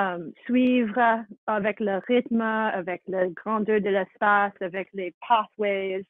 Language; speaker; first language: French; non-native, fluent; English